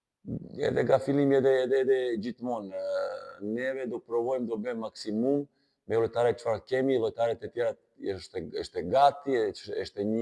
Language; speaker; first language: Albanian; non-native, fluent; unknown